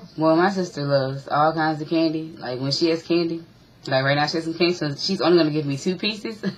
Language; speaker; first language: English; native; English